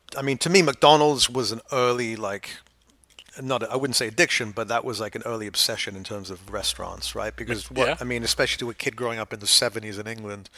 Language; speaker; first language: English; native; English